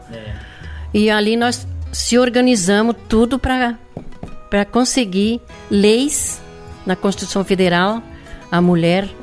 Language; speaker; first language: Portuguese; native; Portuguese